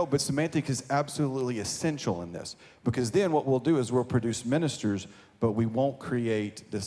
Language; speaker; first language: English; native; English